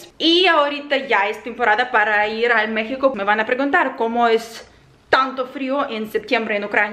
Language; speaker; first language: Spanish; non-native, fluent; Ukrainian